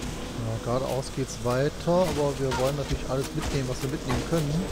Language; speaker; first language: German; native; German